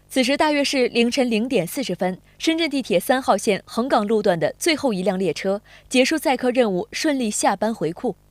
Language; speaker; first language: Chinese; native; Chinese